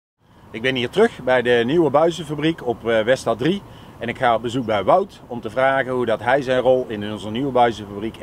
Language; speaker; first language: Dutch; native; Dutch